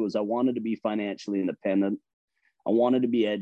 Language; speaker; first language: English; native; English